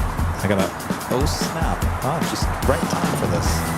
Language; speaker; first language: English; native; English